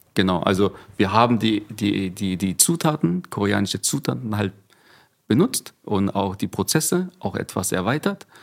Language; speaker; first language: German; early bilingual, other home language; Korean